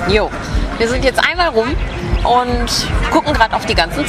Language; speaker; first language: German; native; German